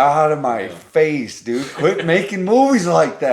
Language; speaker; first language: English; native; English